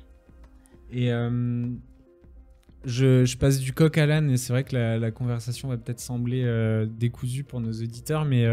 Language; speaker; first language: French; native; French